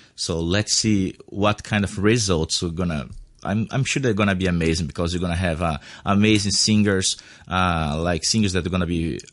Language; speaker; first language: English; non-native, fluent; Portuguese